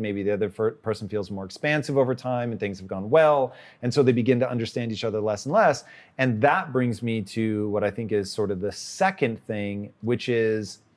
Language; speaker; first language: English; native; English